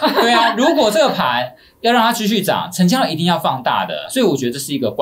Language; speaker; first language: Chinese; native; Chinese